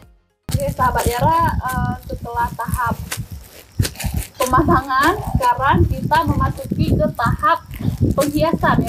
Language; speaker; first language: Indonesian; native; Indonesian